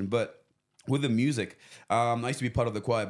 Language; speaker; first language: English; non-native, local second language; Venda